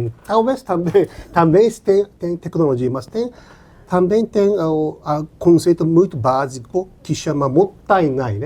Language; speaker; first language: Portuguese; non-native, learner; Japanese